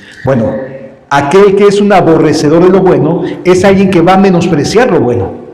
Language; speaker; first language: Spanish; native; Spanish